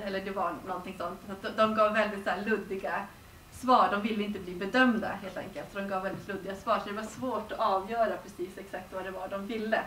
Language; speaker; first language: Swedish; native; Swedish